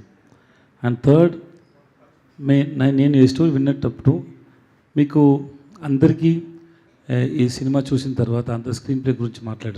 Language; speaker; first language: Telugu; non-native, learner; Tamil